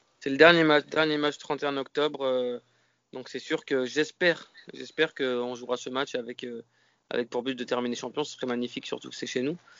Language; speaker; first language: French; native; French